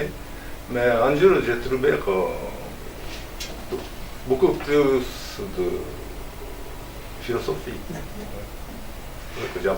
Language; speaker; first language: French; non-native, learner; Japanese